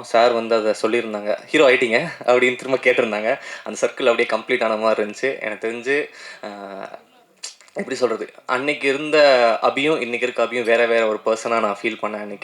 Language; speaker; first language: Tamil; native; Tamil